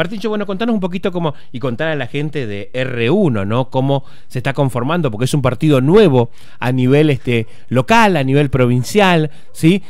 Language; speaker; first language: Spanish; native; Spanish